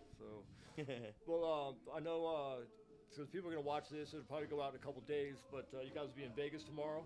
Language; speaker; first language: English; native; English